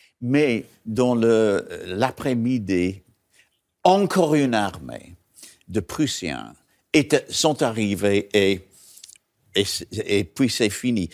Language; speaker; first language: French; non-native, learner; English